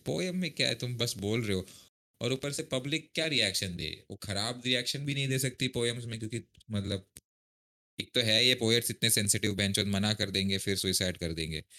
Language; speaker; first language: Hindi; non-native, local second language; Marathi